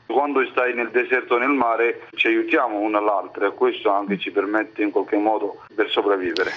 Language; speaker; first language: Italian; non-native, fluent; Somali